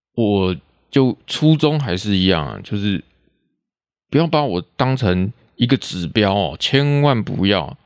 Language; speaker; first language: Chinese; non-native, local second language; Min Nan Chinese